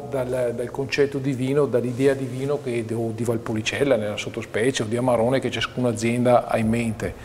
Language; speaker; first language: Italian; native; Italian